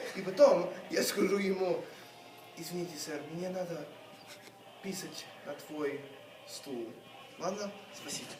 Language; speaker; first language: Russian; non-native, fluent; English